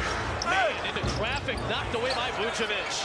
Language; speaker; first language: English; native; English